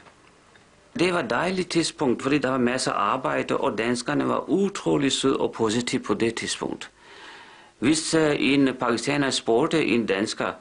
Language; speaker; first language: Danish; non-native, fluent; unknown